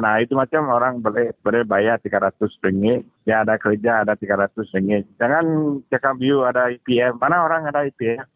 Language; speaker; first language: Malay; non-native, local second language; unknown